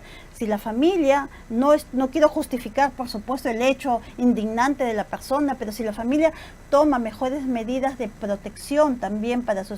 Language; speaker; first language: Spanish; native; Spanish